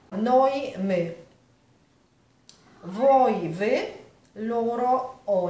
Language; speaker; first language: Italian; non-native, fluent; Polish